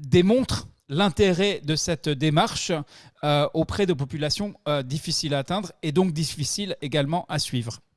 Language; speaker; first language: French; native; French